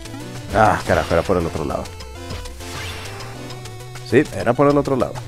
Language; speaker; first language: Spanish; native; Spanish